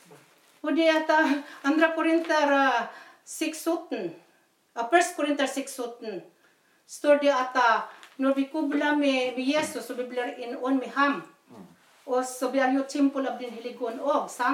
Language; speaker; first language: Swedish; non-native, learner; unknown